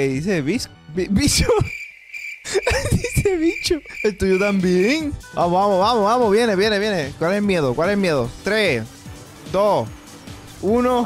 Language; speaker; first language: Spanish; native; Spanish